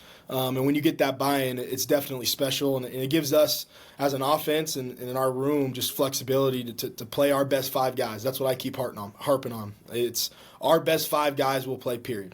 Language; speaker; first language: English; native; English